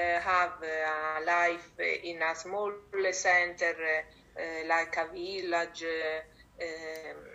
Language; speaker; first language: English; non-native, learner; Italian